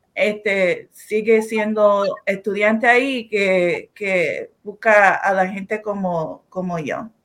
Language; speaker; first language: Spanish; early bilingual, heritage; Spanish